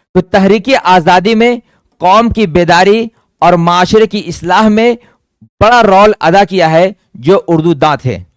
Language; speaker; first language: Urdu; native; Urdu